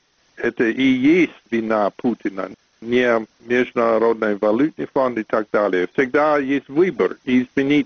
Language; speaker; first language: Russian; non-native, fluent; English